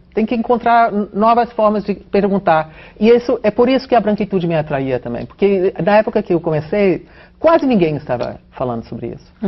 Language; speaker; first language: Portuguese; non-native, fluent; English